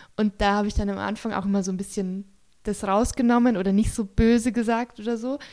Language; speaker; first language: German; native; German